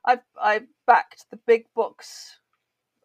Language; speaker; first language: English; native; English